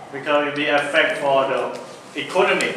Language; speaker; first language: English; non-native, learner; Thai